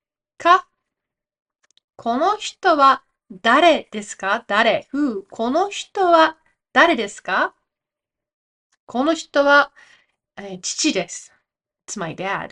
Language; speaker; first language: Japanese; non-native, fluent; English